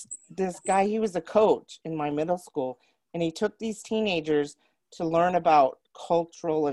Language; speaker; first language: English; native; English